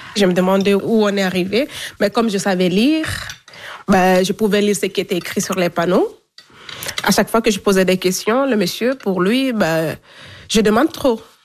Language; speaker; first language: French; non-native, local second language; Fula